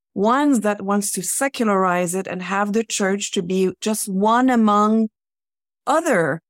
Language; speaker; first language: English; native; English